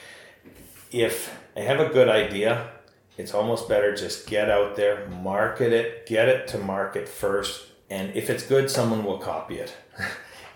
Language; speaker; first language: English; native; English